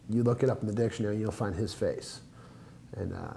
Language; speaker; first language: English; native; English